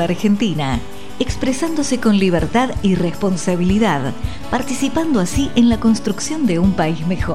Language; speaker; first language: Spanish; native; Spanish